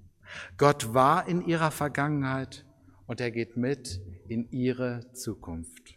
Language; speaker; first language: German; native; German